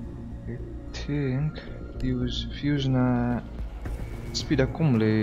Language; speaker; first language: English; non-native, learner; Bodo